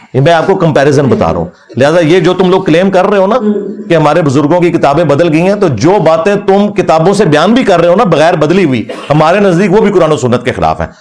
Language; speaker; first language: Urdu; non-native, local second language; Punjabi